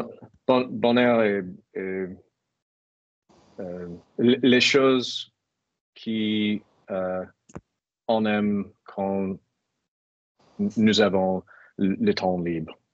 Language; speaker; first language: French; non-native, learner; English